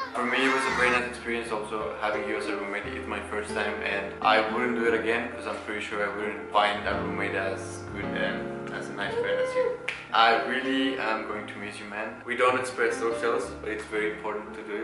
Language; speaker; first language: English; non-native, fluent; Spanish